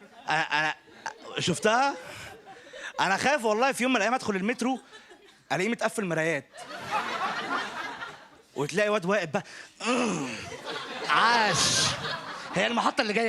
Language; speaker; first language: Arabic; native; Arabic